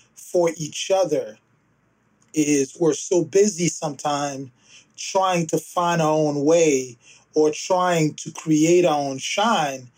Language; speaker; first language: English; early bilingual, other home language; Haitian Creole